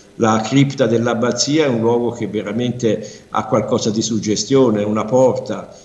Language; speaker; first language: Italian; native; Italian